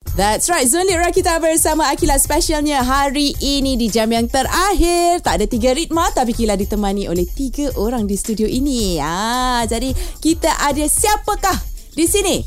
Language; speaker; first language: Malay; native; Malay